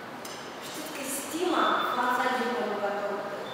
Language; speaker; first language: Romanian; non-native, local second language; Russian